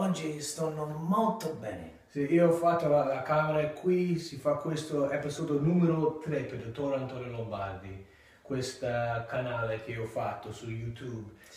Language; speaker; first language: Italian; early bilingual, heritage; English